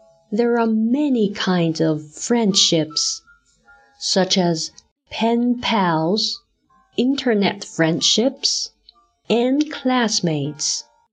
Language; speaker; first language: English; non-native, fluent; Chinese